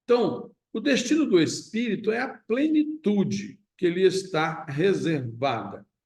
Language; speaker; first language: Portuguese; native; Portuguese